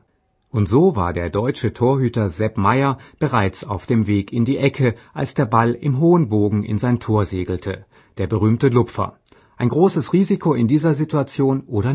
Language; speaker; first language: German; native; German